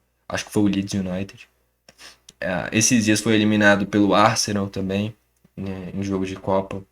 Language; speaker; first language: Portuguese; native; Portuguese